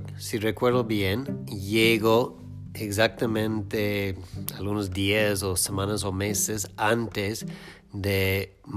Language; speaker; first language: Spanish; non-native, fluent; English